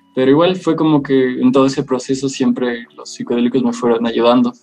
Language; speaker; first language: Spanish; native; Spanish